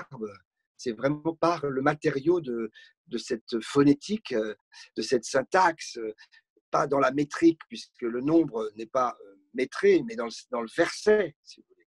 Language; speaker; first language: French; native; French